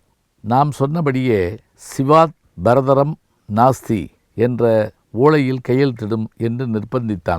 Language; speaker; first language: Tamil; native; Tamil